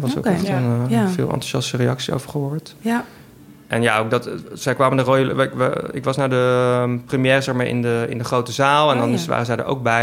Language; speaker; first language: Dutch; native; Dutch